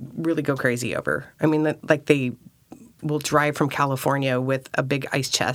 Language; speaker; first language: English; native; English